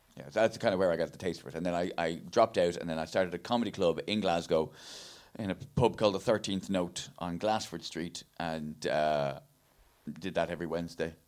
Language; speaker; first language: English; native; English